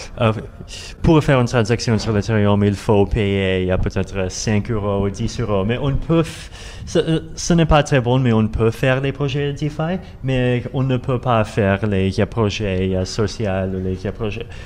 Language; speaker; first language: French; non-native, learner; Russian